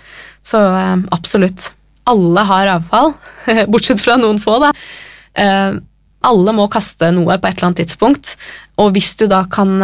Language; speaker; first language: Norwegian; native; Norwegian